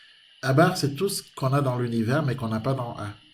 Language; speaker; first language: French; native; French